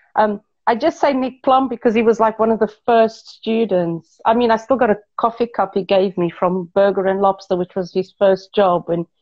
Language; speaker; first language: English; non-native, local second language; Portuguese